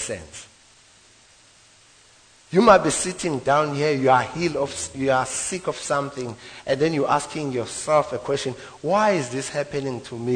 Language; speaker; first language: English; non-native, local second language; Zulu